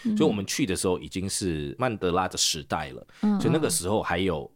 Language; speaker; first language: Chinese; early bilingual, heritage; Chinese